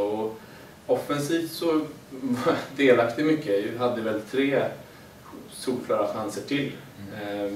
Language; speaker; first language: Swedish; native; Swedish